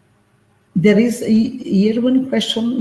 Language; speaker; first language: English; non-native, fluent; Portuguese